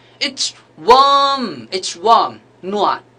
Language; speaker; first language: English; non-native, fluent; Chinese